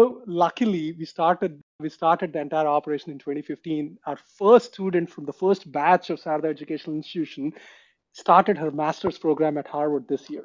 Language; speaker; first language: English; non-native, local second language; Telugu